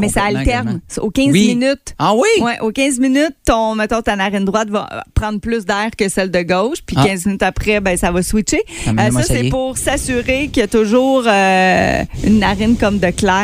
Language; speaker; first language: French; native; French